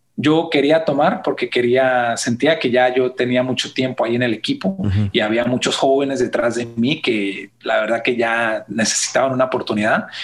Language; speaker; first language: Spanish; early bilingual, heritage; Spanish